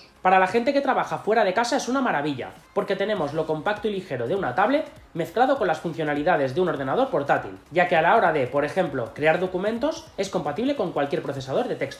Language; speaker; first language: Spanish; native; Spanish